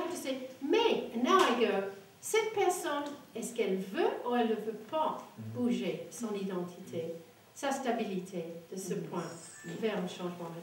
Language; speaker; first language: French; non-native, fluent; English